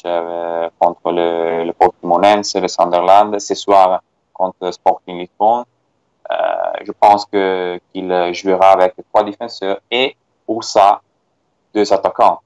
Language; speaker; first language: French; non-native, fluent; Italian